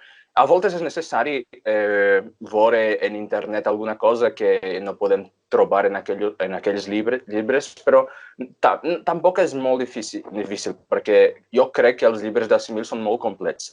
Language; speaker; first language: Catalan; non-native, fluent; Portuguese